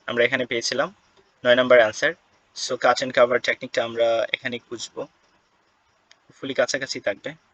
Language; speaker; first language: Bangla; non-native, local second language; Sylheti